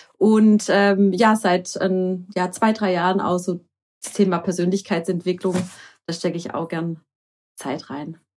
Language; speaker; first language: German; early bilingual, other home language; Croatian